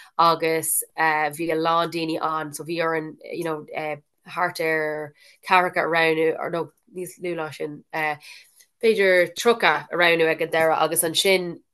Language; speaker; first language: Irish; non-native, local second language; English